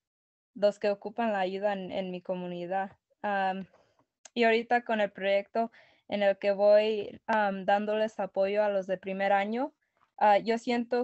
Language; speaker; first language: Spanish; early bilingual, other home language; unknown